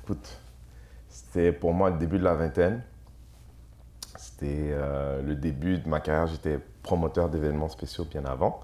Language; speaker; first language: French; early bilingual, other home language; Haitian Creole